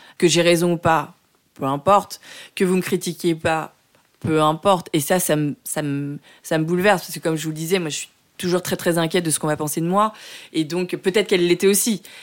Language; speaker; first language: French; early bilingual, other home language; Vietnamese